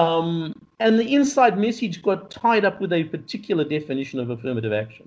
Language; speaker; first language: English; native; English